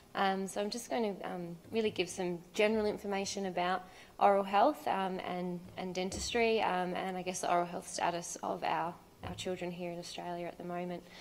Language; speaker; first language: English; native; English